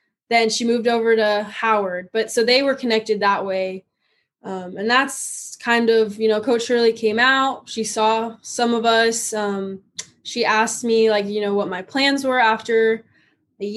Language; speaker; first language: English; native; English